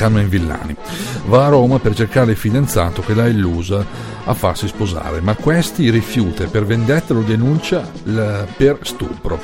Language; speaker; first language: Italian; native; Italian